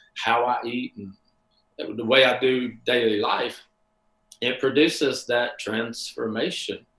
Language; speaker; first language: English; native; English